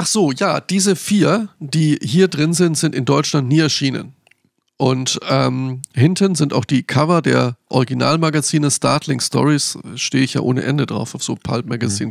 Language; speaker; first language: German; native; German